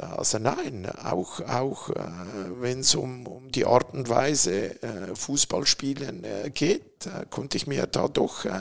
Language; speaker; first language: German; native; German